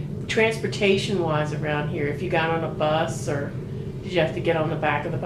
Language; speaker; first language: English; native; English